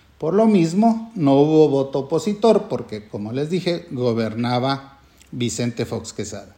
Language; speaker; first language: Spanish; native; Spanish